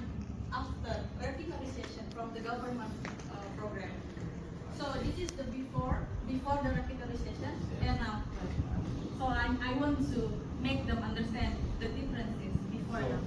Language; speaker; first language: English; non-native, fluent; Indonesian